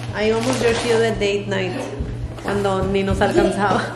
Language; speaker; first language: Spanish; native; Spanish